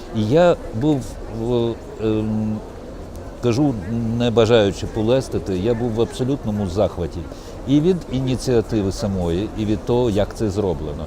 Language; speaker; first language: Ukrainian; non-native, local second language; Russian